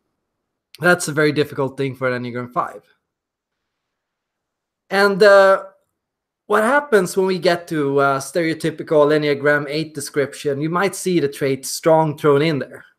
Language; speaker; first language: English; non-native, fluent; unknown